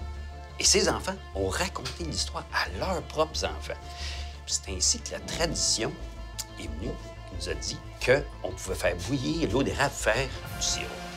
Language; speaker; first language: French; native; French